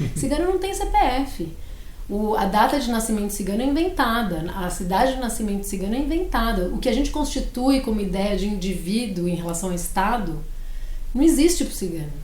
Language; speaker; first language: Portuguese; early bilingual, other home language; Spanish